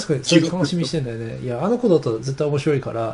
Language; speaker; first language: Japanese; non-native, fluent; English